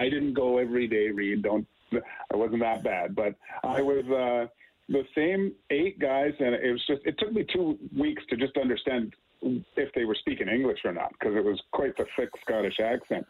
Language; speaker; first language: English; native; English